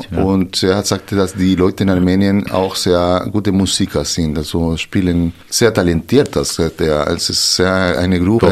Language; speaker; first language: German; non-native, fluent; Spanish